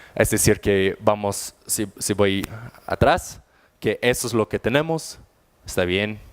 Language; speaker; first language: Spanish; non-native, fluent; German